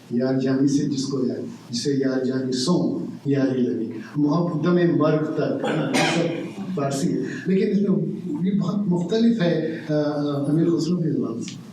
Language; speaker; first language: Urdu; native; Urdu